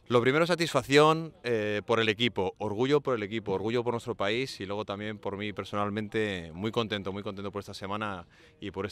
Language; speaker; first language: Spanish; native; Spanish